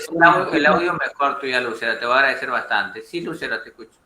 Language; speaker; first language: Spanish; native; Spanish